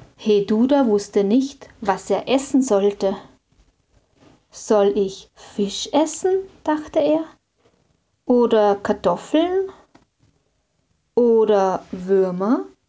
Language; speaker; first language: German; native; German